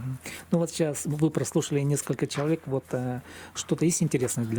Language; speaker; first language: Russian; native; Russian